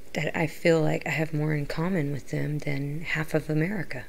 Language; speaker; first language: English; native; English